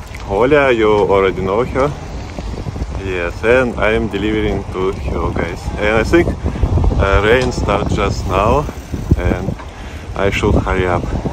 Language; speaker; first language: English; non-native, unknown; Russian